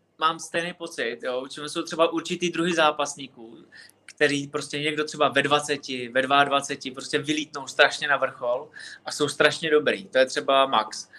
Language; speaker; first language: Czech; native; Czech